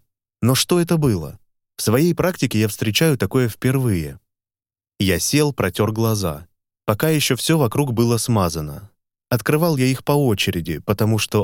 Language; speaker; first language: Russian; native; Russian